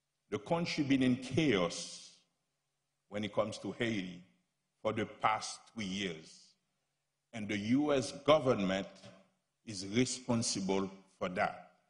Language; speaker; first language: English; non-native, fluent; Haitian Creole